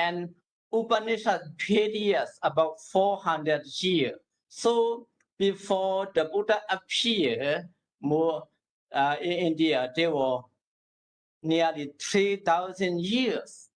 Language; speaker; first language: English; non-native, learner; Burmese